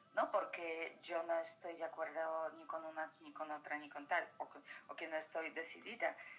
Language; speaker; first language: Spanish; non-native, fluent; Polish